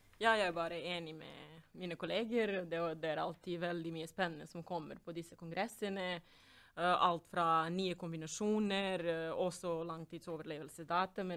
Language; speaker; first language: Norwegian; non-native, fluent; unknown